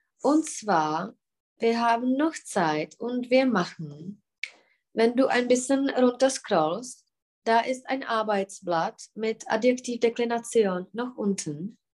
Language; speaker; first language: German; non-native, fluent; Czech